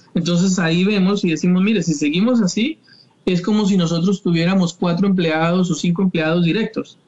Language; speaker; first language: Spanish; native; Spanish